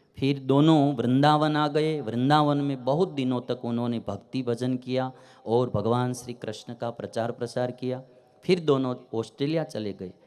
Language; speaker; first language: Hindi; non-native, local second language; Gujarati